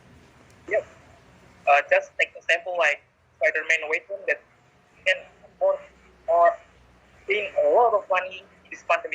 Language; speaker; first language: English; non-native, learner; Indonesian